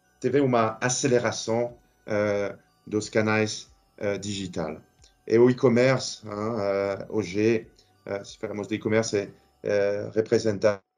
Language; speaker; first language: Portuguese; non-native, fluent; French